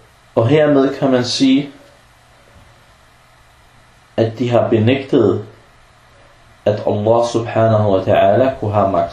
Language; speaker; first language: Danish; non-native, fluent; Arabic